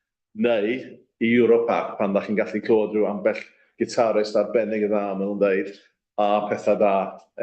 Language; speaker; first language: Welsh; native; Welsh